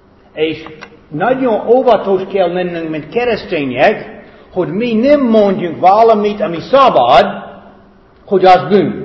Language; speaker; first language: Hungarian; non-native, fluent; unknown